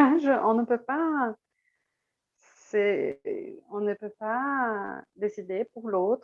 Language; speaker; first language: French; non-native, fluent; Portuguese